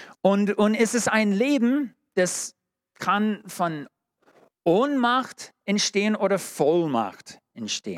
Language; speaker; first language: German; non-native, fluent; English